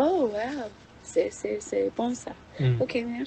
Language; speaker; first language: French; non-native, learner; English